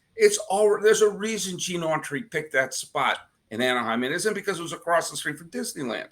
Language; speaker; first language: English; native; English